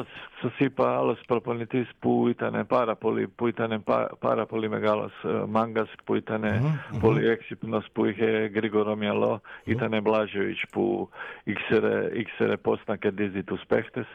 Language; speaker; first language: Greek; non-native, fluent; Croatian